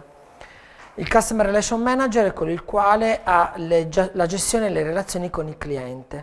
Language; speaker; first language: Italian; native; Italian